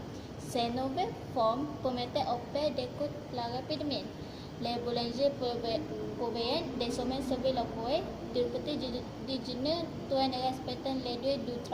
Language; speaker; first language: French; non-native, learner; Malay